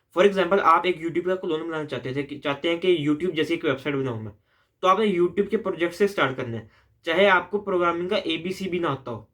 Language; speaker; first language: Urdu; native; Urdu